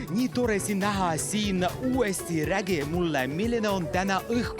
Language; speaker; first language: Estonian; non-native, local second language; Russian